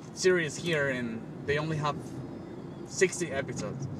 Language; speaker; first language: English; non-native, learner; Spanish